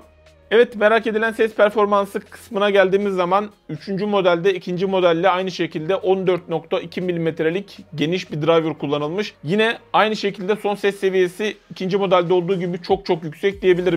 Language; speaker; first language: Turkish; native; Turkish